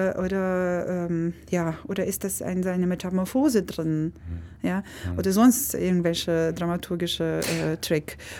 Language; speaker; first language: German; non-native, fluent; Russian